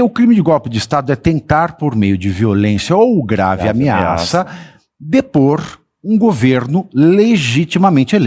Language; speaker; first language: Portuguese; native; Portuguese